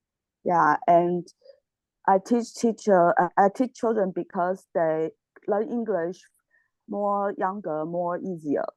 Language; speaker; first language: English; non-native, learner; Chinese